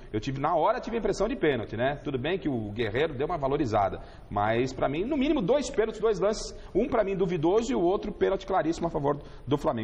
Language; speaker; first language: Portuguese; native; Portuguese